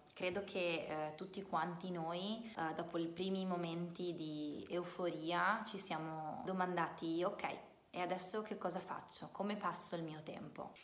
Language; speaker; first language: Italian; native; Italian